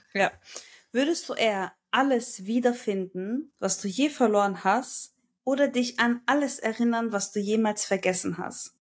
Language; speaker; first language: German; early bilingual, other home language; Turkish